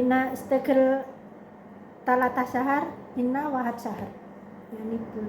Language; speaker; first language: Arabic; non-native, learner; Indonesian